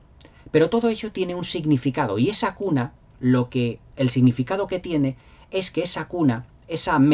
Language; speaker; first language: Spanish; native; Spanish